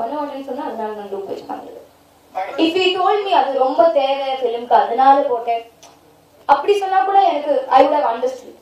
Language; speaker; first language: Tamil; non-native, learner; Malayalam